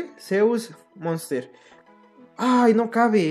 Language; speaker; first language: Spanish; native; Spanish